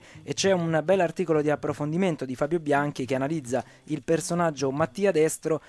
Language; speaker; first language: Italian; native; Italian